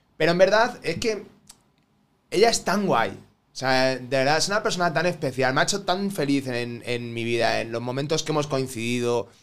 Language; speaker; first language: Spanish; native; Spanish